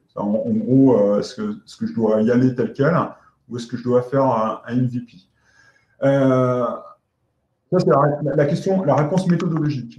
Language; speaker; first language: French; native; French